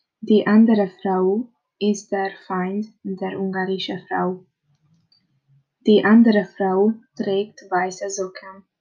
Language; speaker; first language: German; non-native, learner; Hungarian